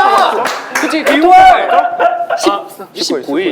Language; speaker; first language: Korean; non-native, fluent; Chinese